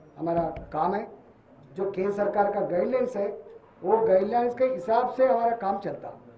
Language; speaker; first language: Hindi; non-native, local second language; Telugu